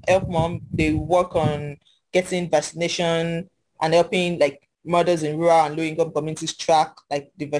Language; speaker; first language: English; non-native, local second language; Yoruba